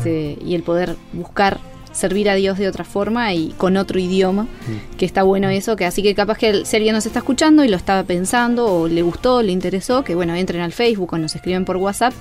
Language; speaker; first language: Spanish; native; Spanish